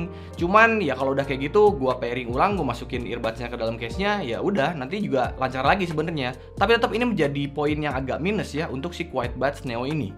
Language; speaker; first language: Indonesian; native; Indonesian